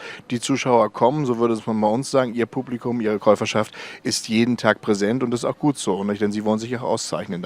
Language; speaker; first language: German; native; German